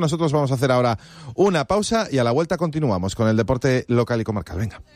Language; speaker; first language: Spanish; native; Spanish